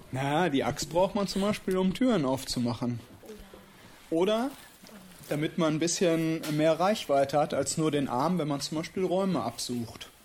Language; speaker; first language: German; native; German